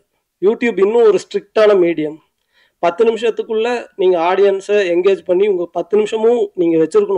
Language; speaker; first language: Tamil; native; Tamil